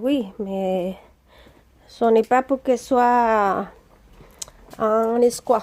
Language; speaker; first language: French; non-native, learner; Spanish